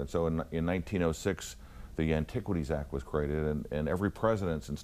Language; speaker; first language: English; native; English